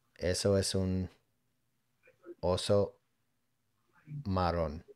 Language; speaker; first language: Spanish; non-native, learner; English